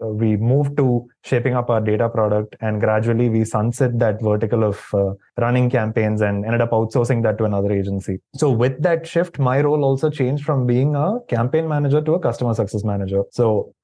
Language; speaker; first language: English; non-native, local second language; Tamil